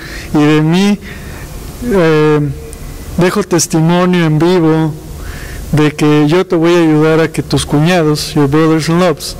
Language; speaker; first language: Spanish; native; Spanish